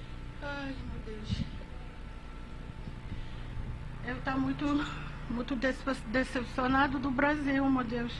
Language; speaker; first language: Portuguese; non-native, learner; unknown